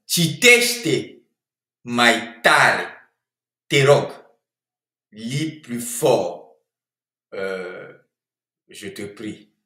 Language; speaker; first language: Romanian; non-native, fluent; French